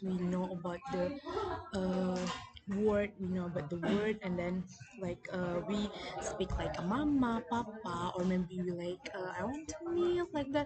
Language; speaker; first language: English; non-native, learner; Indonesian